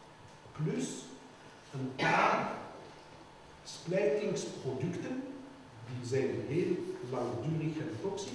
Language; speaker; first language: Dutch; non-native, local second language; French